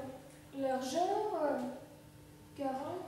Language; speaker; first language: French; non-native, learner; Russian